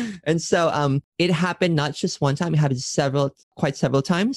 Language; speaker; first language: English; non-native, local second language; Filipino